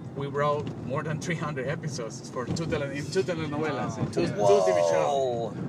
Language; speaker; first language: English; non-native, learner; Spanish